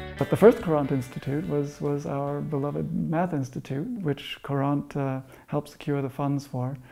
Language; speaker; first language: English; native; English